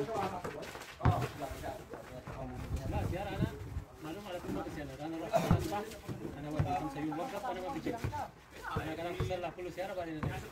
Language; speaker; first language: Arabic; non-native, learner; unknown